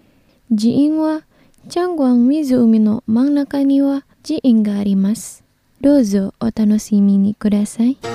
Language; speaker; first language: Japanese; non-native, fluent; Indonesian